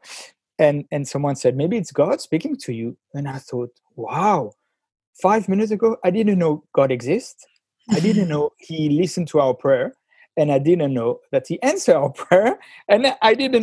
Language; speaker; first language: English; non-native, fluent; French